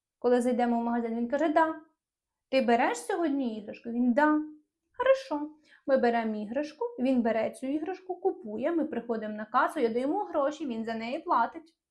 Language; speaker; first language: Ukrainian; non-native, local second language; Russian